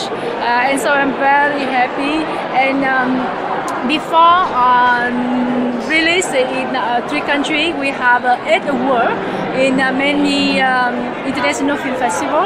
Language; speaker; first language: English; non-native, learner; Vietnamese